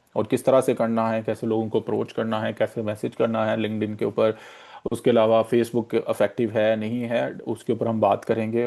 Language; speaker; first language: Urdu; native; Urdu